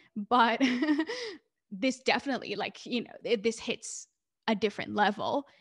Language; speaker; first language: English; early bilingual, other home language; Hebrew